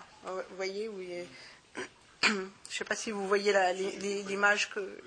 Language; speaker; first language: French; native; French